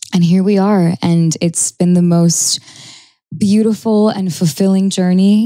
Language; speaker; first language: English; native; English